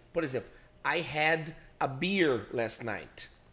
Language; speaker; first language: English; non-native, fluent; Portuguese